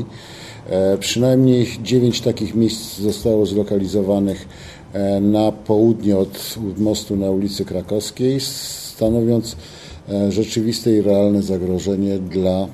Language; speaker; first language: Polish; native; Polish